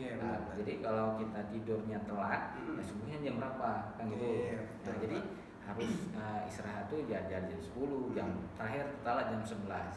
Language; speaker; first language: Indonesian; native; Indonesian